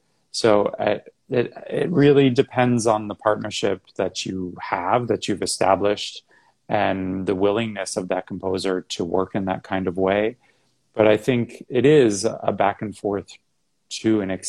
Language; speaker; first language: English; native; English